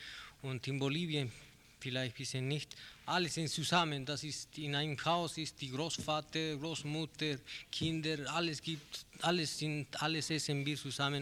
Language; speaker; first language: German; non-native, learner; Spanish